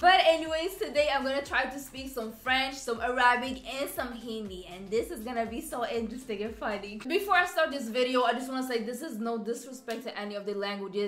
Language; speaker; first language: English; non-native, fluent; Swedish